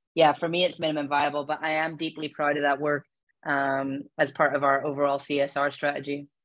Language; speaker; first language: English; native; English